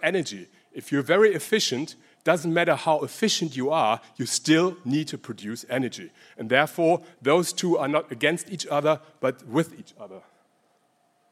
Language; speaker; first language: English; non-native, fluent; German